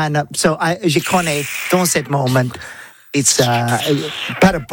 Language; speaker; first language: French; non-native, learner; English